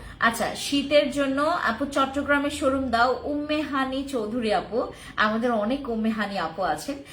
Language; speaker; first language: Bangla; non-native, local second language; Khasi